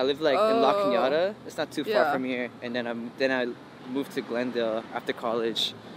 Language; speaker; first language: English; early bilingual, other home language; Korean